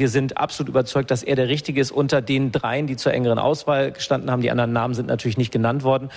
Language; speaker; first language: German; native; German